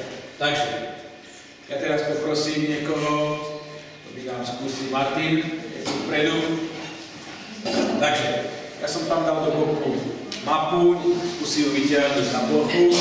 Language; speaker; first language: Slovak; native; Slovak